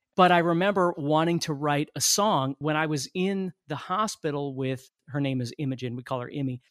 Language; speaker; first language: English; native; English